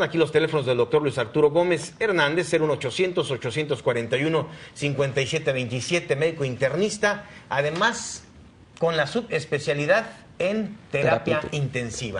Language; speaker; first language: Spanish; native; Spanish